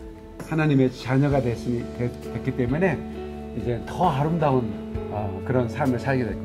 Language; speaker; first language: Korean; native; Korean